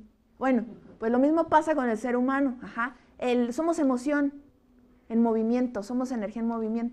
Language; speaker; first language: Spanish; native; Spanish